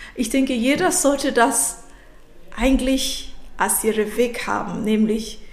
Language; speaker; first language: German; non-native, fluent; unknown